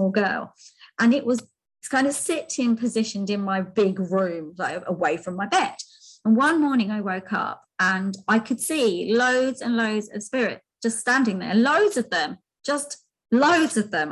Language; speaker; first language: English; native; English